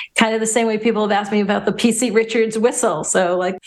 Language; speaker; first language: English; native; English